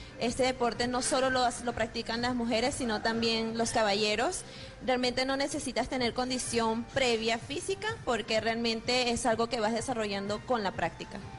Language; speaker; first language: Spanish; native; Spanish